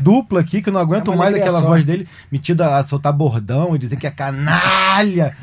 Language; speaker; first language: Portuguese; native; Portuguese